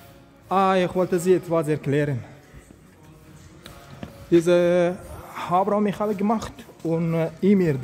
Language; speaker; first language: German; non-native, learner; Persian